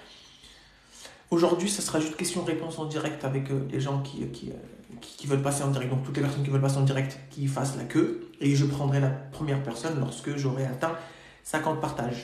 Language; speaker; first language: French; native; French